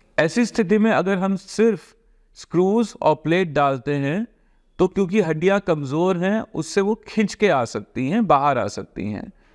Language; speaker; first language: Hindi; native; Hindi